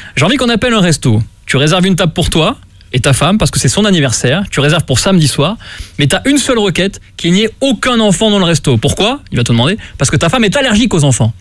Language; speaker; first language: French; native; French